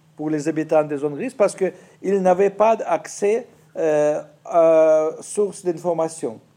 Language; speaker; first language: French; non-native, fluent; Ukrainian